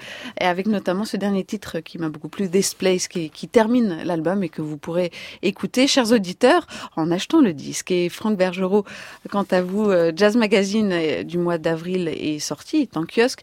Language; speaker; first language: French; native; French